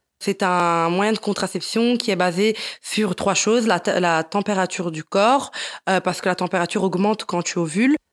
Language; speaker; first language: French; early bilingual, other home language; Italian